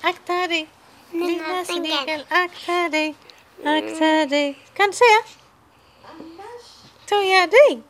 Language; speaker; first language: Swedish; non-native, learner; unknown